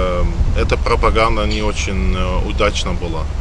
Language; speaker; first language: Russian; non-native, fluent; Dutch